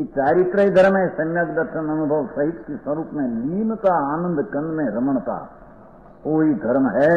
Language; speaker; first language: Hindi; non-native, local second language; Gujarati